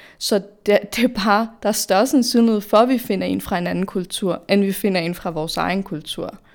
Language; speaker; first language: Danish; early bilingual, other home language; Arabic